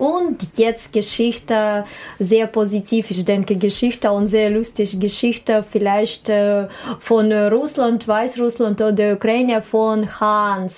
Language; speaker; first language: German; non-native, learner; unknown